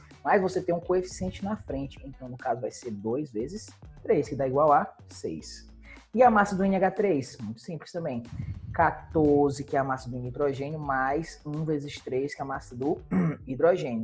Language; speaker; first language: Portuguese; native; Portuguese